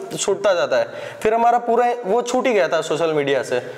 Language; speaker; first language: Hindi; non-native, local second language; Gujarati